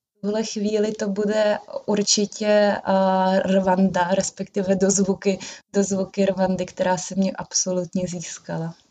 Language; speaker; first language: Czech; native; Czech